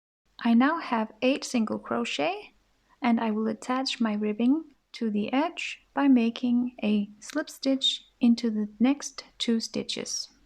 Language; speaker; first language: English; non-native, fluent; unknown